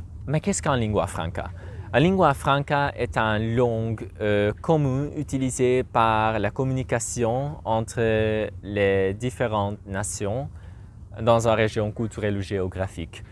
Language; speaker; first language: French; non-native, learner; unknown